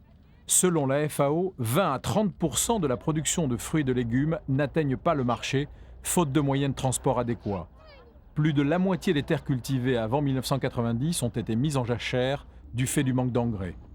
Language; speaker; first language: French; native; French